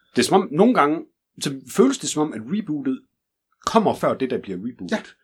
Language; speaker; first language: Danish; native; Danish